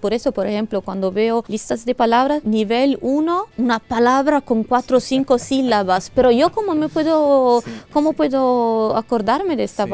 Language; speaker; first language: Spanish; non-native, fluent; Italian